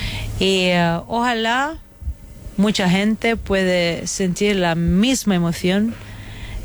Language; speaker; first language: Spanish; non-native, fluent; Italian